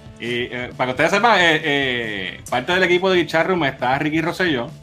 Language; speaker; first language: Spanish; native; Spanish